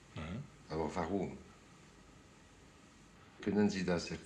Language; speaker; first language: German; non-native, fluent; French